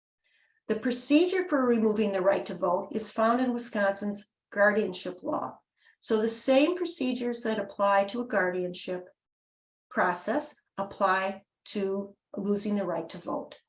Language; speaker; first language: English; native; English